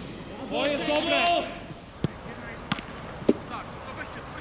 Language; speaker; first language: Polish; native; Polish